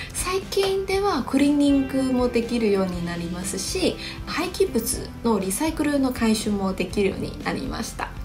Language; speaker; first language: Japanese; non-native, fluent; Chinese